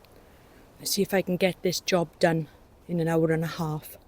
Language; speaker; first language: English; native; English